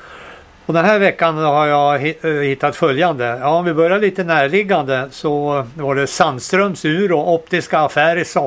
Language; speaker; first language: Swedish; native; Swedish